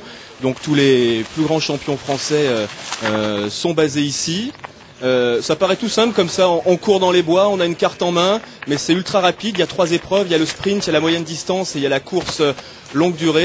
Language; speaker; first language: French; native; French